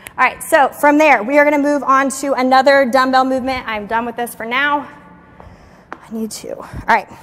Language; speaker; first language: English; native; English